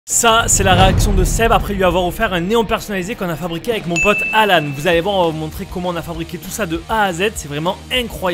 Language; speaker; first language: French; native; French